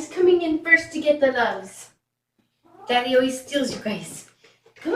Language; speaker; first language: English; native; English